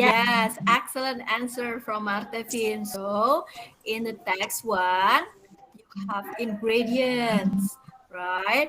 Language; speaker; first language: English; non-native, fluent; Indonesian